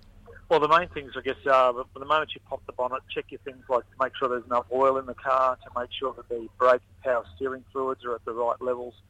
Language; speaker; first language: English; native; English